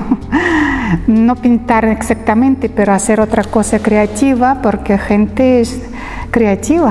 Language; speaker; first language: Spanish; non-native, learner; Russian